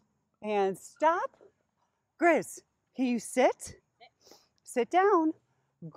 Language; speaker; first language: English; native; English